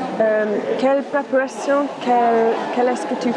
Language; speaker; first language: French; non-native, learner; English